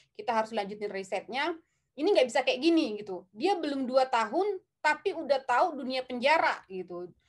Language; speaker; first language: Indonesian; non-native, local second language; Batak Toba